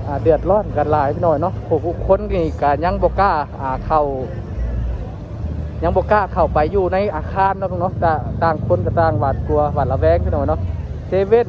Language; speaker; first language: Thai; non-native, local second language; Lao